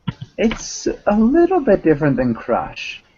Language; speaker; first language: English; native; English